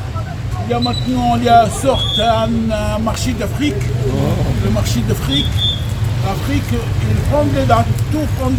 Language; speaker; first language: French; non-native, learner; Arabic